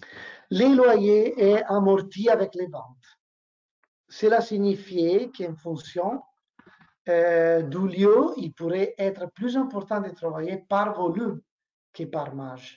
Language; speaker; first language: French; non-native, learner; Italian